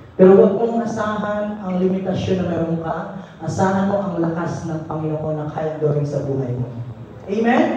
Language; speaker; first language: Filipino; non-native, local second language; Cebuano